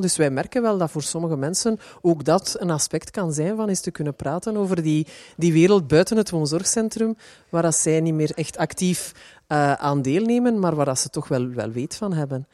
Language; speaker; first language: Dutch; native; Dutch